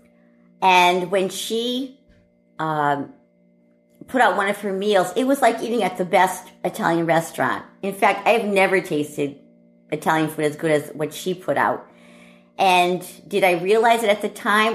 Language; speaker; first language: English; native; English